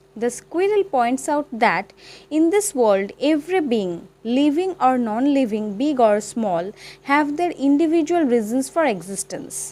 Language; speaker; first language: English; non-native, local second language; Bangla